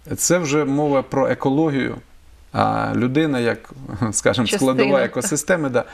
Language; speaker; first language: Ukrainian; native; Ukrainian